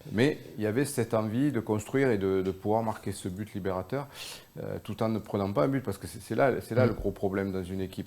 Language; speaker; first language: French; native; French